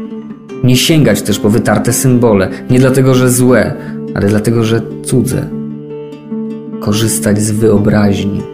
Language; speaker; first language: Polish; native; Polish